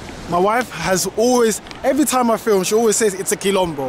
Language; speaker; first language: English; native; English